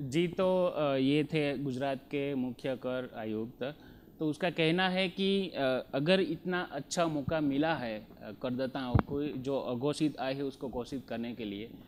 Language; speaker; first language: Hindi; non-native, local second language; Gujarati